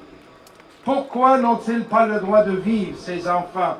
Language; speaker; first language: French; native; French